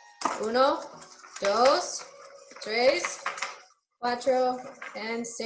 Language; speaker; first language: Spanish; non-native, fluent; English